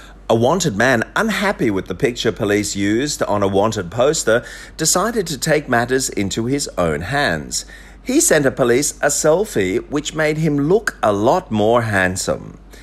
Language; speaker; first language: English; native; English